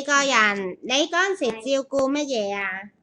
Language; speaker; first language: Chinese; native; Chinese